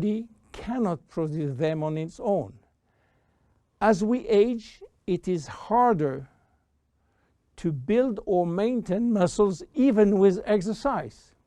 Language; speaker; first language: English; non-native, fluent; French